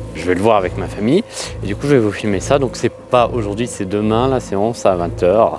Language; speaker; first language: French; native; French